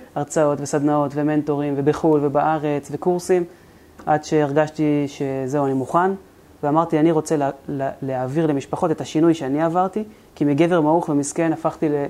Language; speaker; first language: Hebrew; native; Hebrew